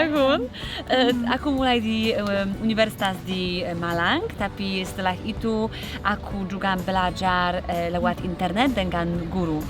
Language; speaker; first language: Indonesian; non-native, fluent; Polish